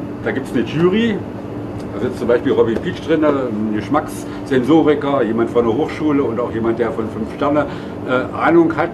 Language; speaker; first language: German; native; German